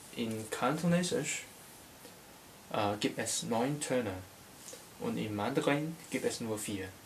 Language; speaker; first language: German; non-native, learner; Cantonese